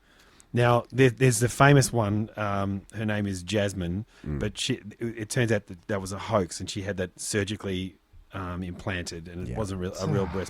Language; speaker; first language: English; native; English